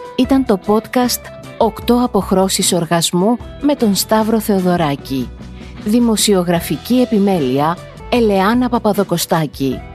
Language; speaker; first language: Greek; native; Greek